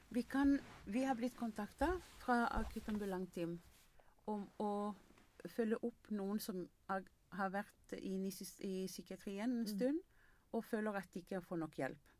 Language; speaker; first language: Norwegian; non-native, fluent; Spanish